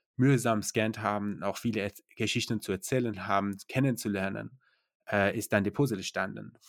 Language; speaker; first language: German; non-native, fluent; Persian